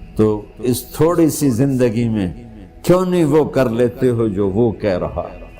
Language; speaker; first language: Urdu; non-native, local second language; Punjabi